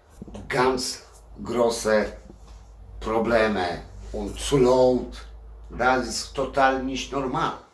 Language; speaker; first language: German; non-native, learner; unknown